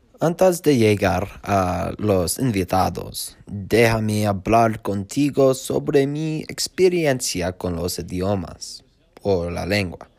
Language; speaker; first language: Spanish; non-native, learner; English